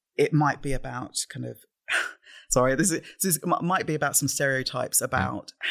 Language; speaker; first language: English; native; English